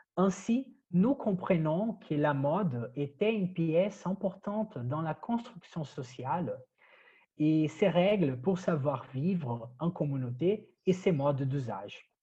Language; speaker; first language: French; non-native, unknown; Portuguese